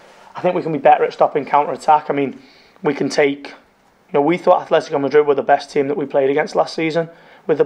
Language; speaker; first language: English; native; English